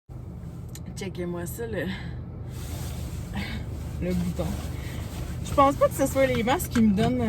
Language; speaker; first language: French; native; French